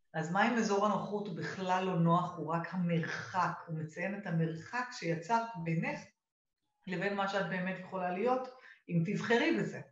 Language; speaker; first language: Hebrew; native; Hebrew